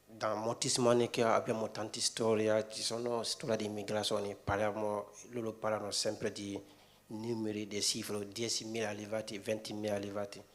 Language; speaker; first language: Italian; non-native, fluent; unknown